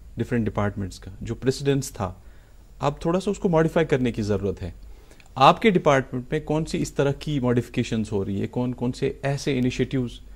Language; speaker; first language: Hindi; non-native, local second language; Kashmiri